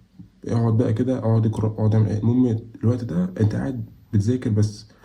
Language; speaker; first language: Arabic; native; Arabic